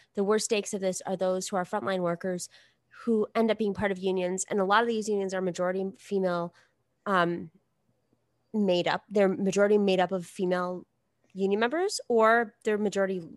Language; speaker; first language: English; native; English